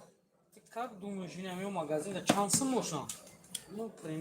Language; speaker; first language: Russian; non-native, learner; Tajik